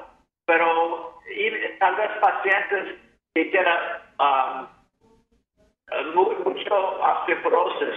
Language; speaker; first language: Spanish; non-native, fluent; English